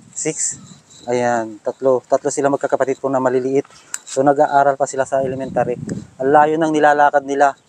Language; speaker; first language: Filipino; non-native, local second language; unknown